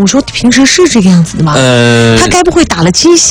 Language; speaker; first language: Chinese; native; Chinese